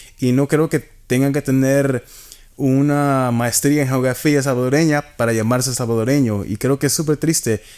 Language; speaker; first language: Spanish; early bilingual, heritage; Spanish